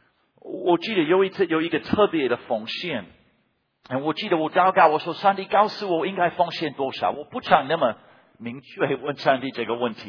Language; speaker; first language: Chinese; non-native, fluent; English